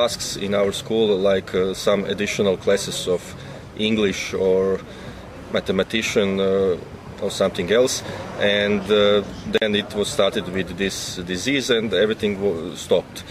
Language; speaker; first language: English; non-native, learner; Croatian